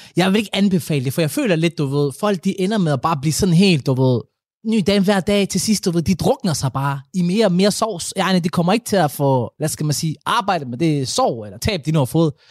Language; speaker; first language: Danish; early bilingual, other home language; Somali